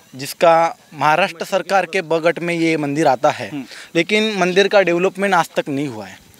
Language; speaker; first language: Hindi; non-native, local second language; Marathi